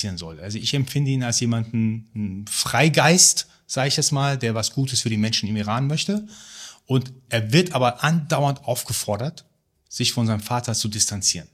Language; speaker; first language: German; early bilingual, other home language; Persian